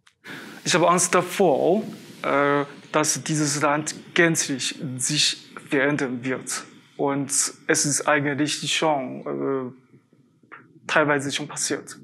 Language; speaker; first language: German; non-native, fluent; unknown